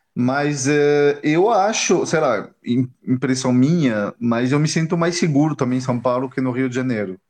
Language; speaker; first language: Portuguese; non-native, fluent; French